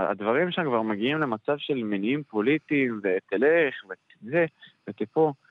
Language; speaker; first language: Hebrew; native; Hebrew